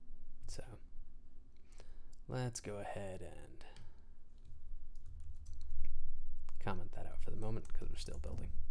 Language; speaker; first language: English; native; English